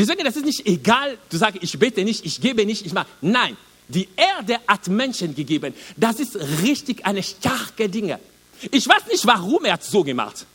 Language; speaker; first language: German; non-native, learner; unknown